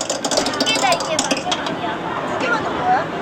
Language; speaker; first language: Korean; early bilingual, heritage; Korean